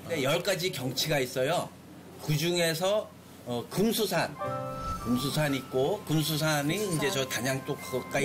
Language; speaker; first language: Korean; native; Korean